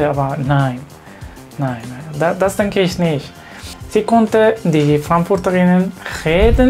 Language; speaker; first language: German; non-native, learner; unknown